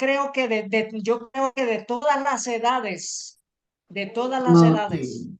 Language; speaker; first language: Spanish; native; Spanish